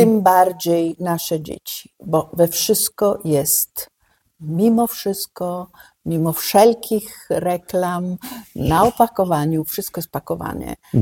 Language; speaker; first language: Polish; non-native, fluent; Italian